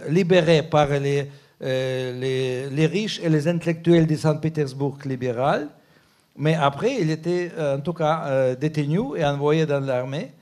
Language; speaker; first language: French; non-native, fluent; Ukrainian